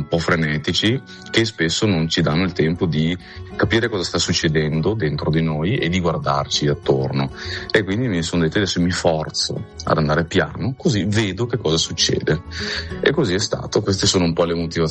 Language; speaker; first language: Italian; native; Italian